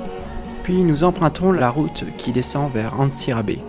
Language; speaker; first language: French; native; French